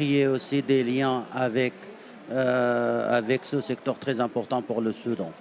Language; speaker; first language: French; non-native, fluent; Arabic